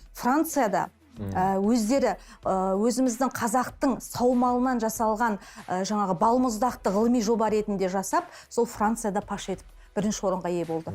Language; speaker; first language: Kazakh; native; Kazakh